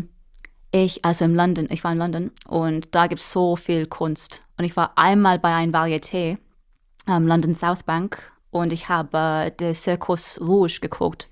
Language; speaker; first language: German; non-native, fluent; English